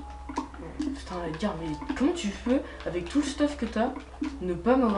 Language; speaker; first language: French; native; French